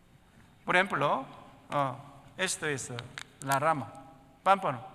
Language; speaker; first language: Spanish; non-native, learner; Korean